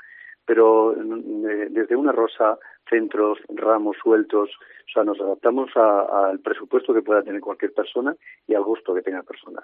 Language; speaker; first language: Spanish; native; Spanish